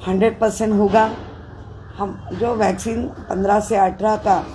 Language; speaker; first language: Hindi; non-native, local second language; Marathi